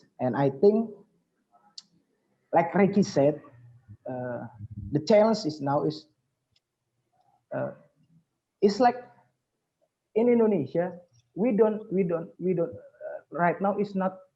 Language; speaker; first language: English; non-native, learner; Indonesian